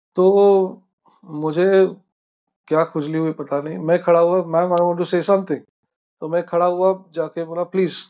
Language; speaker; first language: Hindi; non-native, local second language; Marathi